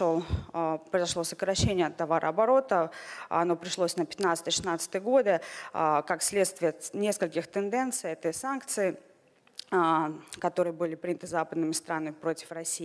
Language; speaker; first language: Russian; native; Russian